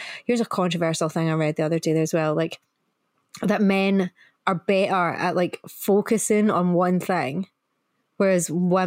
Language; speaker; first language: English; native; English